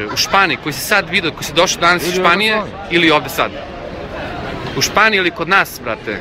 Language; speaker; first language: Croatian; native; Croatian